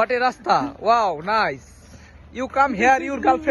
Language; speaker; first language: English; non-native, local second language; Bangla